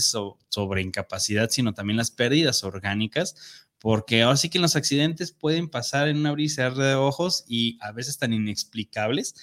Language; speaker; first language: Spanish; native; Spanish